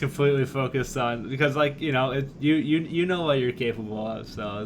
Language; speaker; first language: English; native; English